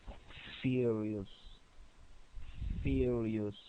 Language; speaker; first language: English; non-native, learner; Spanish